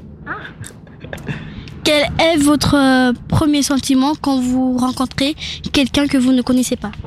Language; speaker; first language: French; non-native, learner; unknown